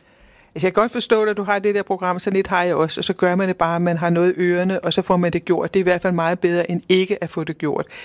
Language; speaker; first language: Danish; native; Danish